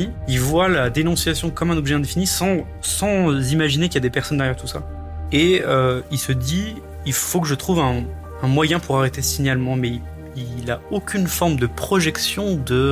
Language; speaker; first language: French; native; French